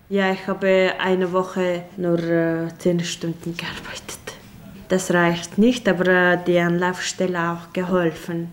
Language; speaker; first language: German; non-native, learner; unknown